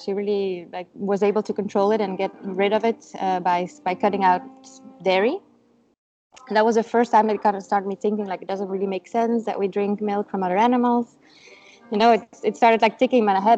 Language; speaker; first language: English; non-native, fluent; Dutch